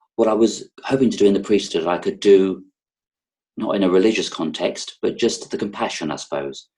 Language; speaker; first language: English; native; English